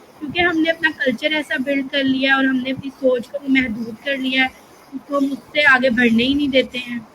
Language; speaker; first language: Urdu; native; Urdu